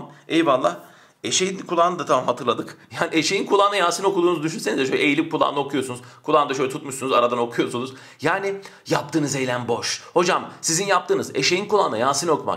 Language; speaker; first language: Turkish; native; Turkish